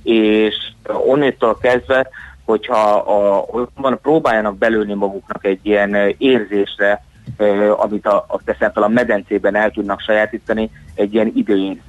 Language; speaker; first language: Hungarian; native; Hungarian